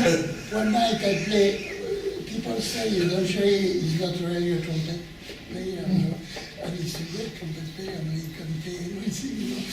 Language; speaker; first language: English; non-native, learner; French